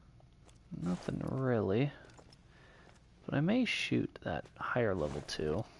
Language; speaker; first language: English; native; English